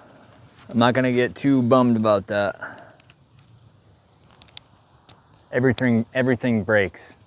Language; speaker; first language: English; native; English